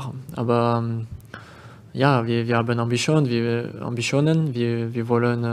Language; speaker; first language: German; non-native, learner; French